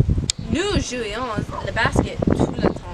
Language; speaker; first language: French; non-native, learner; English